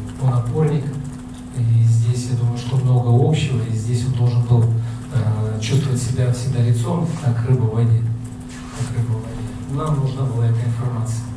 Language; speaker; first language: Russian; native; Russian